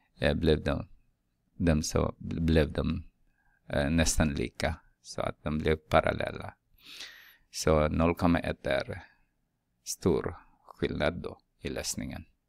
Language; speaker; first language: Swedish; non-native, fluent; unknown